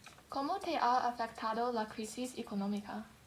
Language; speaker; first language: Spanish; non-native, learner; English